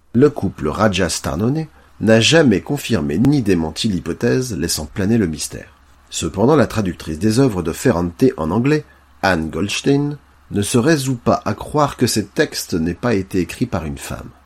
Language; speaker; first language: French; native; French